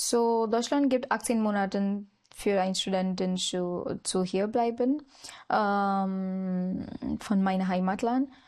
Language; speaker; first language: German; non-native, learner; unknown